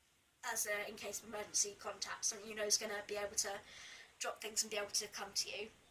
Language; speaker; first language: English; native; English